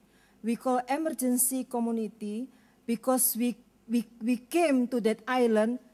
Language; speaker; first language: English; non-native, learner; Indonesian